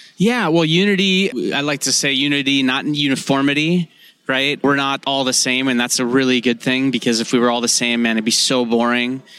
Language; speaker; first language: English; native; English